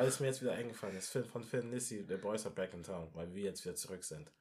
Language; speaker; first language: German; non-native, local second language; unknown